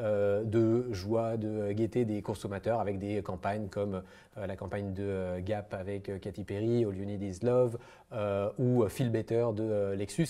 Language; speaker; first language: French; native; French